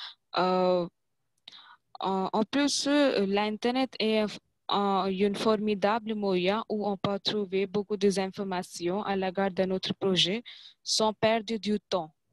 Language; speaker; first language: French; non-native, fluent; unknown